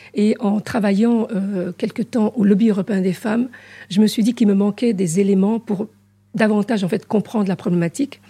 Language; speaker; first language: French; early bilingual, other home language; Arabic